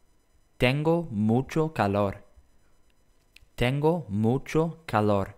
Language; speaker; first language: Spanish; non-native, learner; English